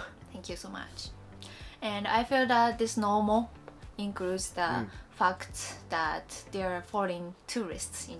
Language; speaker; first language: English; non-native, learner; Japanese